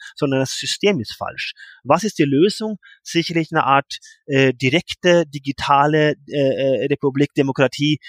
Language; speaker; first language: German; non-native, fluent; Norwegian